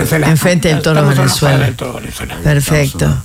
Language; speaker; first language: Spanish; native; Spanish